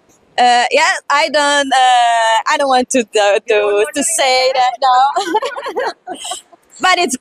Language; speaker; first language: English; non-native, fluent; Italian